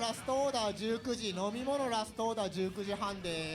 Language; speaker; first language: Japanese; native; Japanese